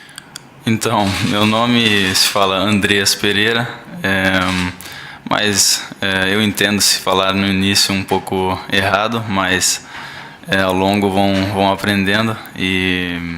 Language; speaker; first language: Portuguese; early bilingual, heritage; Portuguese